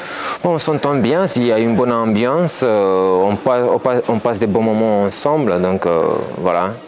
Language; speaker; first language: French; non-native, fluent; Romanian